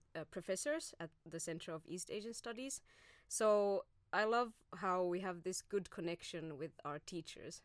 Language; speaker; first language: English; non-native, fluent; Finnish